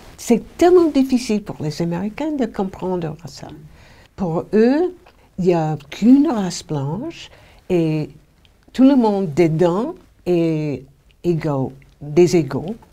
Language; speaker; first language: French; non-native, fluent; English